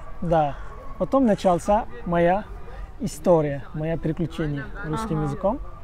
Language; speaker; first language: Russian; non-native, fluent; Turkish